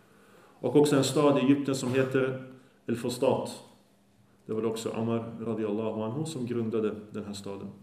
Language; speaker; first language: Swedish; early bilingual, other home language; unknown